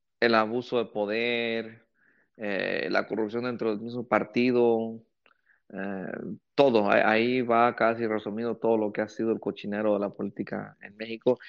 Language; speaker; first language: Spanish; early bilingual, heritage; Spanish